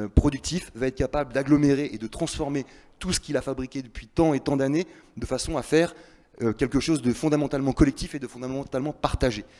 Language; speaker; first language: French; native; French